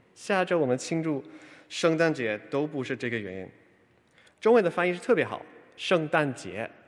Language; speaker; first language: Chinese; non-native, fluent; English